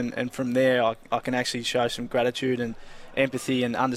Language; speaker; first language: English; native; English